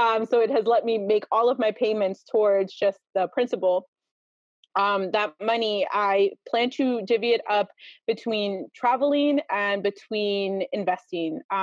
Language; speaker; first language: English; early bilingual, other home language; Spanish